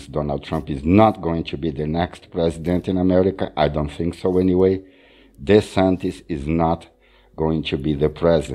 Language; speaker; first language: English; non-native, fluent; Portuguese